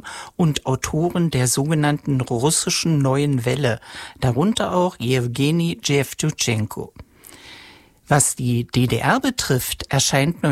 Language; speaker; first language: German; native; German